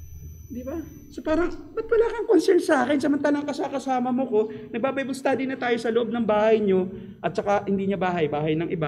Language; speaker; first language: Filipino; native; Filipino